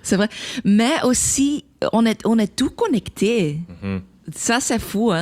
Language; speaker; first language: French; non-native, local second language; Dutch